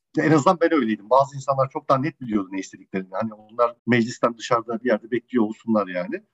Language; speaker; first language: Turkish; native; Turkish